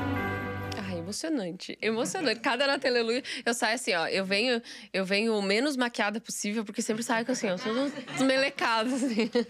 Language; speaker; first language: Portuguese; native; Portuguese